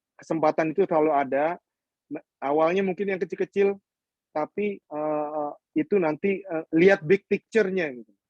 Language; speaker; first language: Indonesian; native; Indonesian